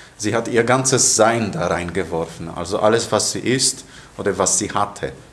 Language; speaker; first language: German; non-native, fluent; Polish